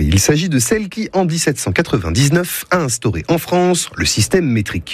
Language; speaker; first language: French; native; French